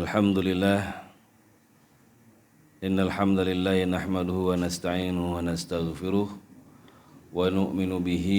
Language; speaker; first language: Arabic; non-native, fluent; Indonesian